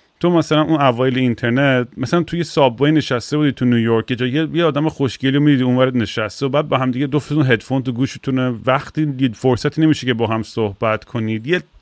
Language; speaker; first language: Persian; early bilingual, heritage; Persian